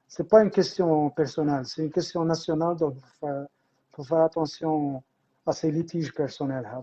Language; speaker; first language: French; non-native, local second language; Arabic